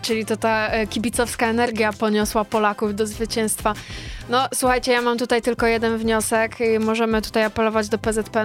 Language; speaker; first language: Polish; native; Polish